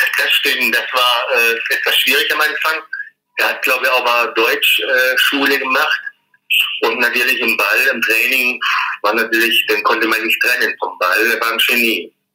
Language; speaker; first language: German; native; German